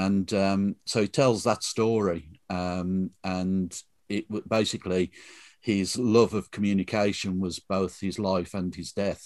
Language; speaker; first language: English; native; English